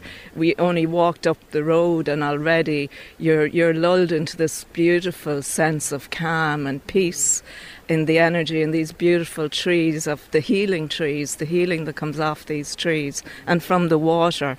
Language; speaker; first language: English; native; English